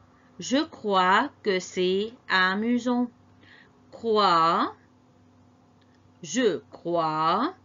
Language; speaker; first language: French; non-native, fluent; Arabic